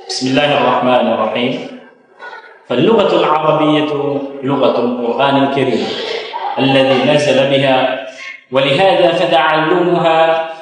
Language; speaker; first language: Arabic; non-native, fluent; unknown